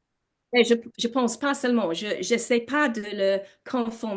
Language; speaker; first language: French; non-native, learner; English